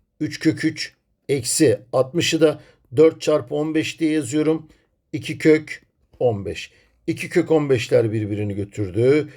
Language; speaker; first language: Turkish; native; Turkish